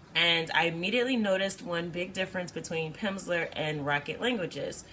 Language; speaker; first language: English; native; English